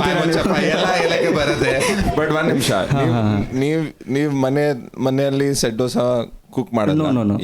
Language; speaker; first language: Kannada; non-native, local second language; Punjabi